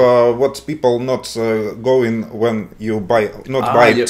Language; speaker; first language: English; non-native, learner; Russian